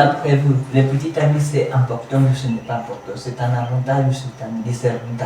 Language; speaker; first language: French; non-native, learner; Kamba